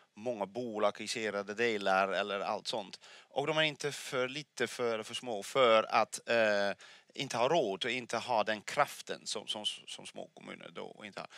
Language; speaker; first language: Swedish; non-native, fluent; Dutch